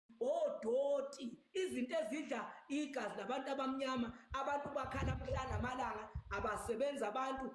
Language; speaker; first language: Zulu; native; Zulu